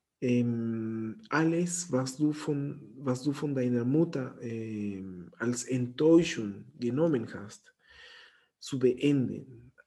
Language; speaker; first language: German; non-native, fluent; Spanish